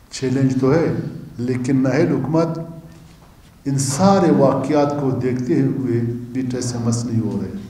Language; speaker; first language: Urdu; non-native, local second language; Baluchi